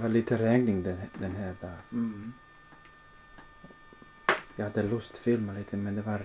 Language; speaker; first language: Swedish; non-native, learner; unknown